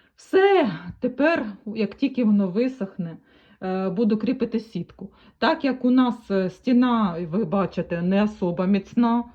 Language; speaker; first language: Ukrainian; native; Ukrainian